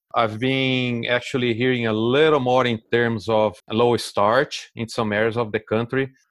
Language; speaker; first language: English; non-native, fluent; Portuguese